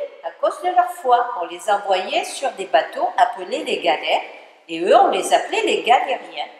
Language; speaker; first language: French; native; French